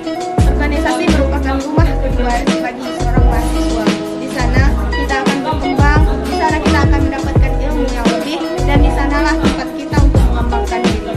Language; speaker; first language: Indonesian; non-native, local second language; Minangkabau